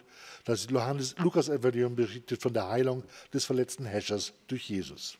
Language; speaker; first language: German; native; German